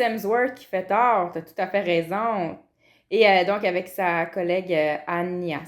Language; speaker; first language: French; native; French